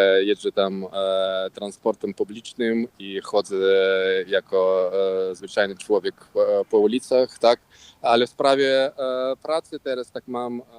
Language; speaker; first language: Polish; non-native, local second language; Russian